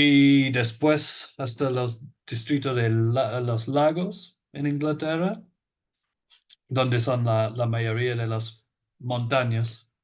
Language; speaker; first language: Spanish; non-native, fluent; English